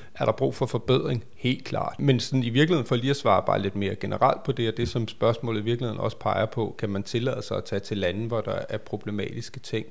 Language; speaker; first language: Danish; native; Danish